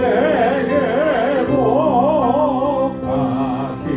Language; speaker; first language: Korean; native; Korean